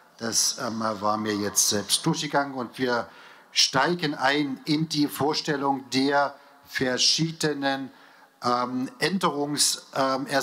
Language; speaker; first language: German; native; German